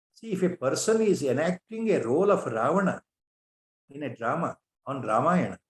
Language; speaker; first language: English; non-native, local second language; Kannada